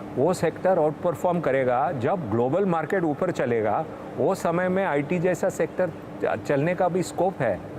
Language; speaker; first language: Hindi; non-native, local second language; Tamil